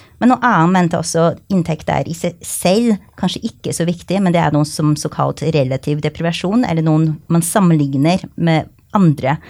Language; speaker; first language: Norwegian; non-native, fluent; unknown